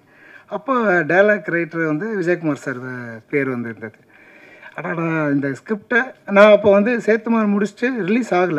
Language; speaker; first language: Tamil; native; Tamil